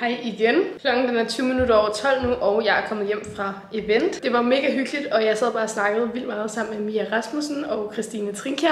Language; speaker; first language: Danish; native; Danish